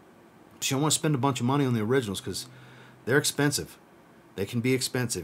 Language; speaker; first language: English; native; English